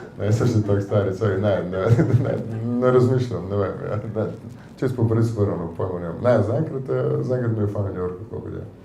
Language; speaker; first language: Slovenian; native; Slovenian